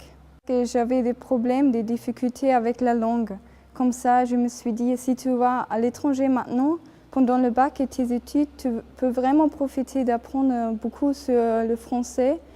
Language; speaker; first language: French; non-native, fluent; German